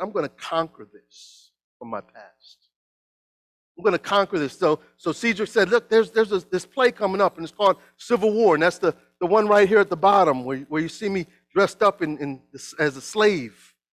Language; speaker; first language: English; native; English